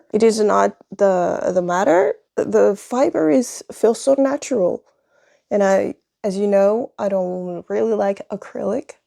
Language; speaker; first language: English; non-native, fluent; French